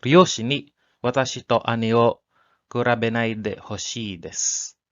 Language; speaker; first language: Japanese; non-native, learner; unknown